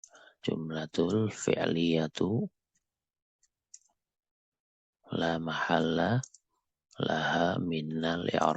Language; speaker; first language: Arabic; non-native, fluent; Indonesian